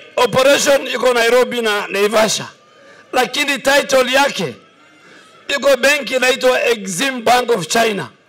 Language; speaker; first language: Swahili; native; Swahili